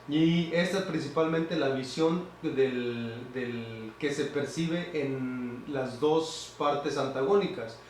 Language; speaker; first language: Spanish; native; Spanish